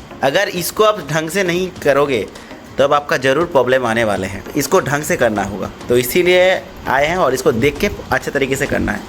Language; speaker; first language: Hindi; non-native, local second language; Odia